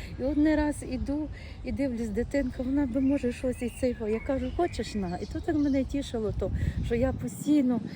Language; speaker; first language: Ukrainian; native; Ukrainian